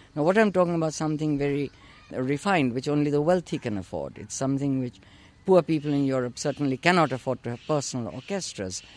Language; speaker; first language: English; non-native, local second language; Urdu